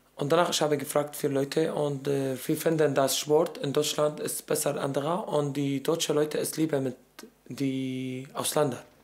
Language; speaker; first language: German; non-native, learner; Arabic